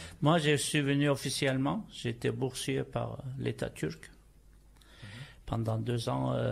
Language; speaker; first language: French; non-native, fluent; Turkish